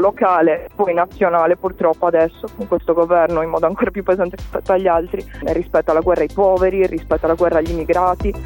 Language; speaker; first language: Italian; native; Italian